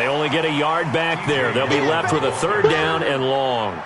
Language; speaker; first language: English; native; English